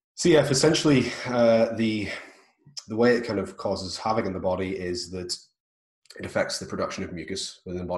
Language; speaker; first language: English; native; English